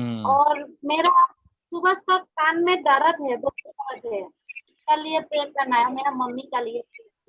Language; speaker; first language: Hindi; non-native, local second language; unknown